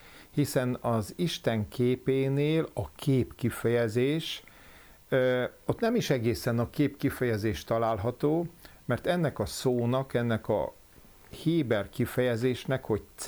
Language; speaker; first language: Hungarian; native; Hungarian